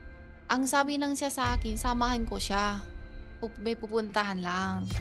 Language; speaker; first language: Filipino; non-native, learner; Chinese